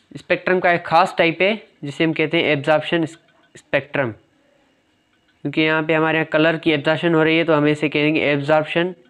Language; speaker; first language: Urdu; native; Urdu